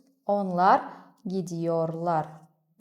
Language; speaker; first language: Turkish; non-native, fluent; Kazakh